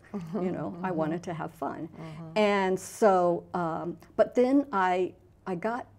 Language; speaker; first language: English; native; English